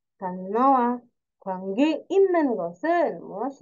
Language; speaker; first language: Korean; non-native, fluent; Indonesian